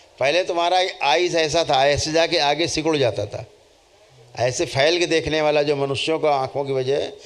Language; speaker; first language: Hindi; native; Hindi